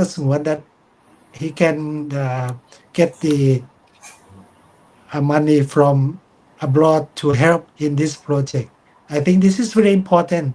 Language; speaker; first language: English; non-native, fluent; Thai